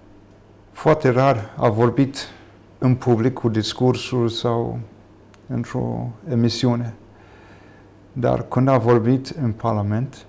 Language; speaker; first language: Romanian; non-native, fluent; English